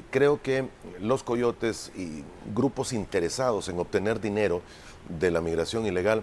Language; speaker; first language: Spanish; native; Spanish